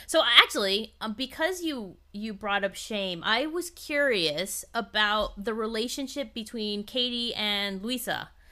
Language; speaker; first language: English; native; English